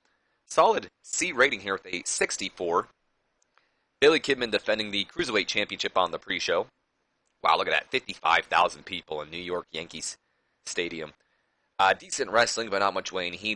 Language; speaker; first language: English; native; English